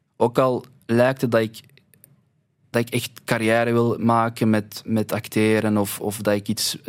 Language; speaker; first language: Dutch; early bilingual, other home language; Arabic